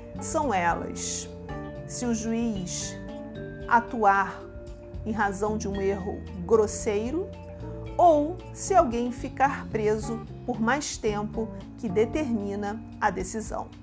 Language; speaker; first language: Portuguese; native; Portuguese